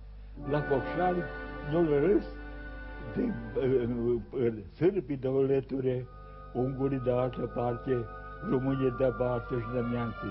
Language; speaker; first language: Romanian; non-native, local second language; Serbian